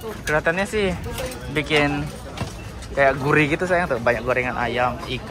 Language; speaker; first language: Indonesian; native; Indonesian